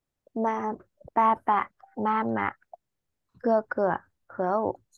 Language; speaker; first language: Chinese; non-native, learner; Vietnamese